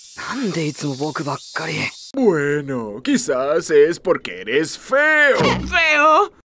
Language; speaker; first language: Spanish; native; Spanish